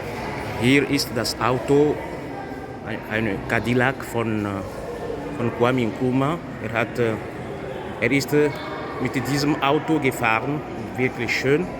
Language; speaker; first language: German; non-native, fluent; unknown